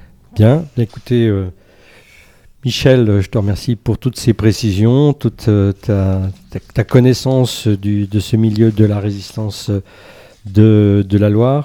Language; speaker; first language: French; native; French